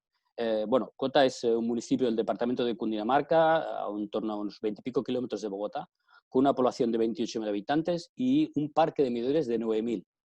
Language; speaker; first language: Spanish; native; Spanish